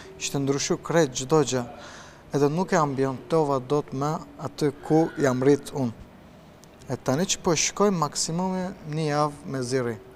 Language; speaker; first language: Albanian; non-native, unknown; Turkish